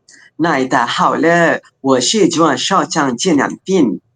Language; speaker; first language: Chinese; non-native, learner; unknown